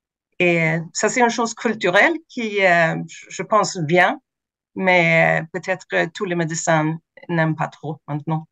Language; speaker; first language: French; non-native, fluent; Swedish